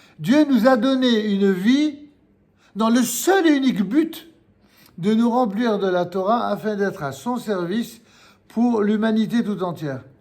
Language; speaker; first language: French; native; French